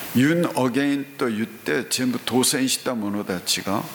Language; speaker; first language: Japanese; non-native, fluent; Korean